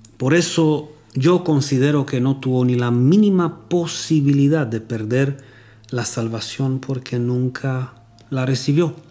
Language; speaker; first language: Spanish; non-native, fluent; Romanian